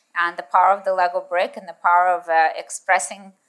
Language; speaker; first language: English; native; English